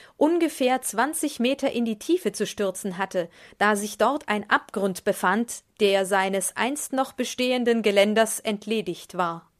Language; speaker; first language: German; native; German